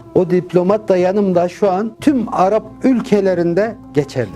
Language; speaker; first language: Turkish; early bilingual, heritage; Turkish